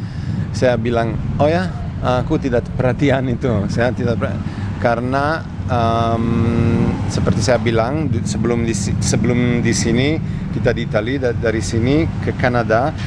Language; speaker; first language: Indonesian; non-native, learner; Italian